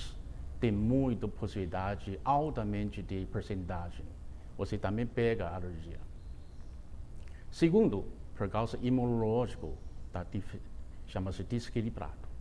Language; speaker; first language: Portuguese; non-native, fluent; Chinese